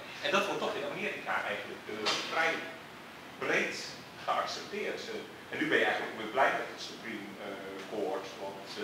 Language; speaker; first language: Dutch; native; Dutch